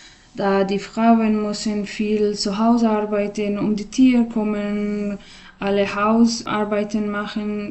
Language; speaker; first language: German; non-native, fluent; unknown